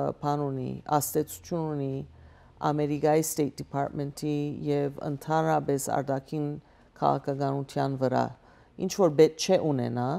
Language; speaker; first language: Armenian; early bilingual, heritage; Armenian